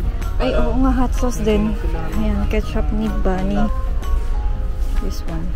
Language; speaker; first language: Filipino; native; Filipino